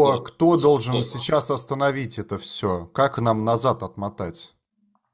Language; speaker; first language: Russian; native; Russian